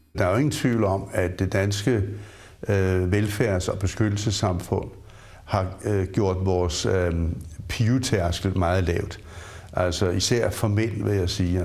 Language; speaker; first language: Danish; native; Danish